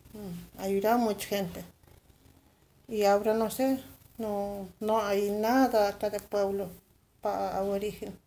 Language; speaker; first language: Spanish; non-native, local second language; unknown